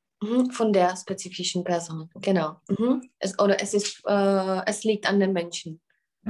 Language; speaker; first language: German; non-native, learner; Czech